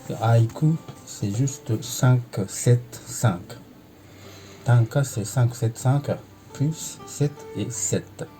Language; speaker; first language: French; non-native, fluent; Japanese